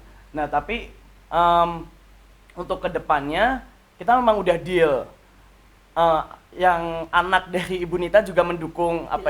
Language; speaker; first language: Indonesian; native; Indonesian